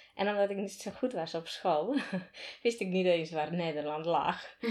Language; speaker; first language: Dutch; non-native, fluent; Slovak